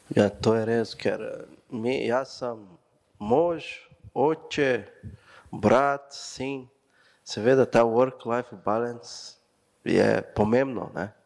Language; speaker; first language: Slovenian; non-native, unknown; Portuguese